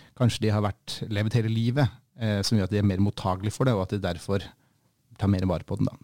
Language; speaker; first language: Norwegian; native; Norwegian